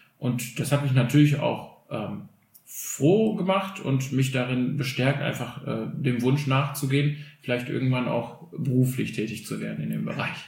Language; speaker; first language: German; early bilingual, other home language; Albanian